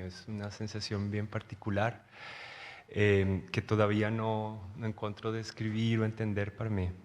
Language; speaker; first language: Portuguese; non-native, learner; Spanish